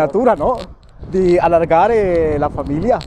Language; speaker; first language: Italian; non-native, fluent; Urdu